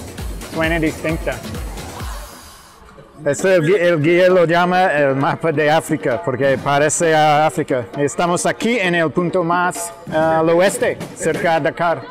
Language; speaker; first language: Spanish; non-native, fluent; English